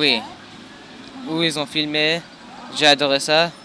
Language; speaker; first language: French; non-native, learner; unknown